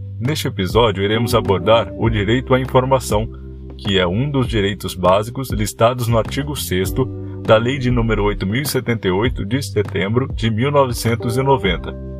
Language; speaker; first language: Portuguese; native; Portuguese